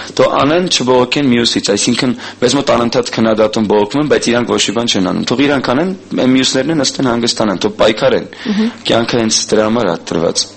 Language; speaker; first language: Armenian; early bilingual, heritage; Armenian